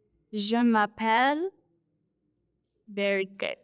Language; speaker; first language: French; non-native, fluent; English